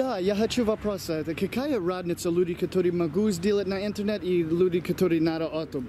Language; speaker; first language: Russian; non-native, learner; English